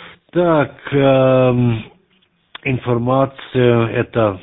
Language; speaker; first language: Russian; non-native, learner; German